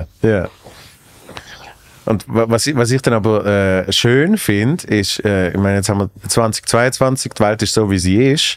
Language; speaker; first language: German; native; German